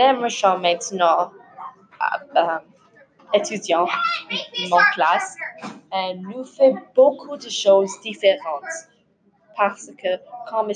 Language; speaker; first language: French; non-native, learner; English